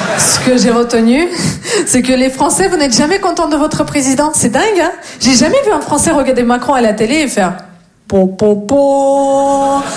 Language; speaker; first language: French; non-native, fluent; Russian